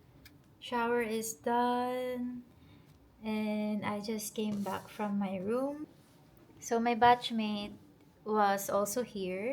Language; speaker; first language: English; non-native, local second language; Filipino